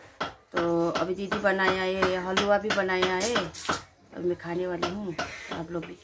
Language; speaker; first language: Hindi; non-native, local second language; Nepali